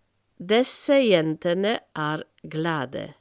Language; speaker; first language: Norwegian; non-native, fluent; French